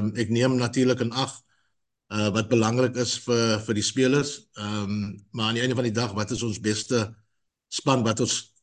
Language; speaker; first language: Afrikaans; early bilingual, heritage; Afrikaans